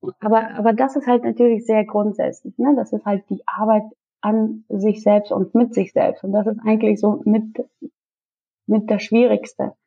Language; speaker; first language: German; early bilingual, other home language; Russian